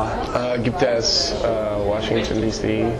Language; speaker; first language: German; non-native, learner; English